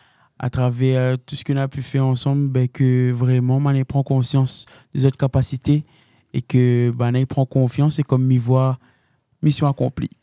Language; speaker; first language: French; non-native, local second language; Réunion Creole French